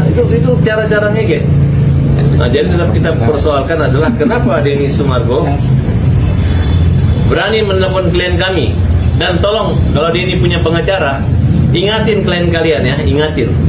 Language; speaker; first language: Indonesian; native; Indonesian